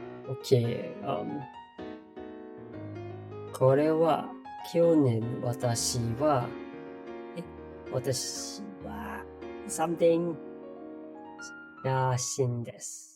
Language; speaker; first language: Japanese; non-native, learner; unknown